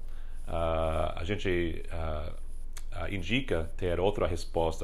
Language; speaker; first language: Portuguese; non-native, fluent; English